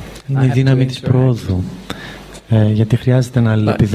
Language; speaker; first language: Greek; native; Greek